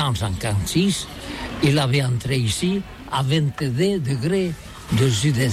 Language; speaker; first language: French; non-native, learner; Catalan